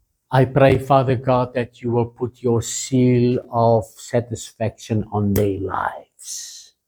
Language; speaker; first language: English; non-native, local second language; Afrikaans